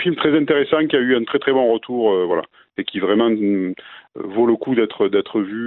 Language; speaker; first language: French; native; French